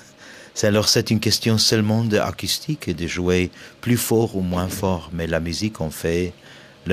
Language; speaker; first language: French; non-native, fluent; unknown